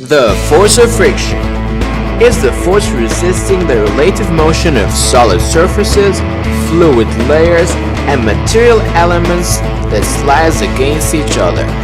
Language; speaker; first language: English; non-native, fluent; Arabic